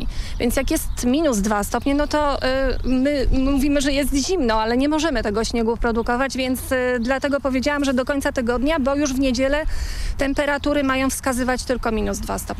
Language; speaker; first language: Polish; native; Polish